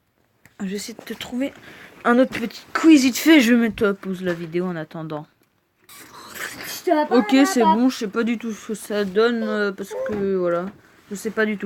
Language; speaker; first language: French; native; French